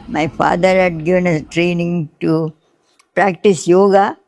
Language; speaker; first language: English; non-native, local second language; Telugu